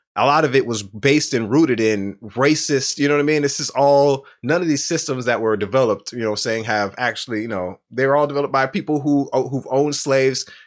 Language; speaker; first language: English; native; English